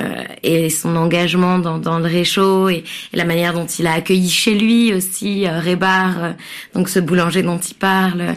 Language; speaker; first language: French; native; French